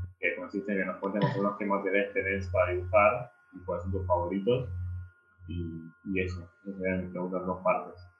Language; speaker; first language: Spanish; native; Spanish